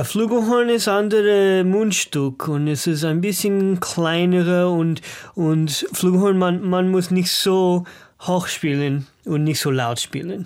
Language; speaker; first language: German; non-native, learner; English